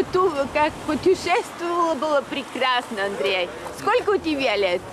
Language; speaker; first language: Russian; non-native, learner; Bulgarian